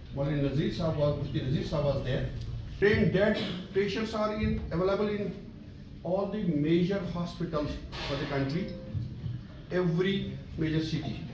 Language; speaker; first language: English; non-native, local second language; Kashmiri